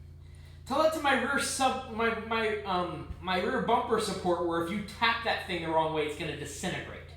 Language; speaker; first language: English; native; English